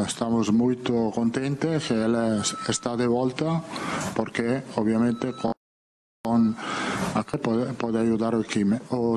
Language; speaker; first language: Portuguese; non-native, fluent; Italian